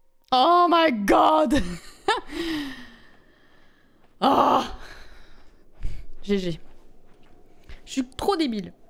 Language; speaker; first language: French; native; French